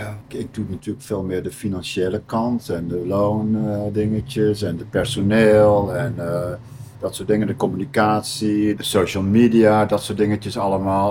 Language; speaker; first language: Dutch; native; Dutch